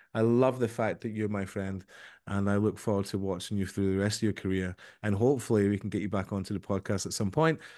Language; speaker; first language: English; native; English